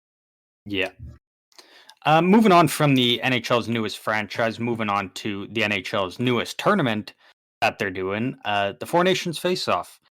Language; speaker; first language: English; native; English